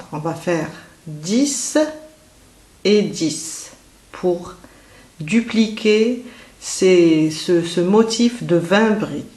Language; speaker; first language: French; native; French